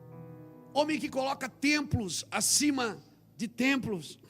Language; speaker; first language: Portuguese; native; Portuguese